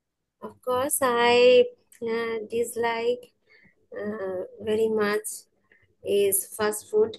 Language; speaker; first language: English; non-native, learner; Bangla